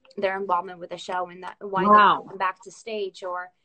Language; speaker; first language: English; early bilingual, other home language; Russian